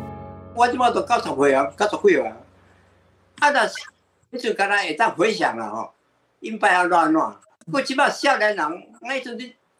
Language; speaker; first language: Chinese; non-native, local second language; Min Nan Chinese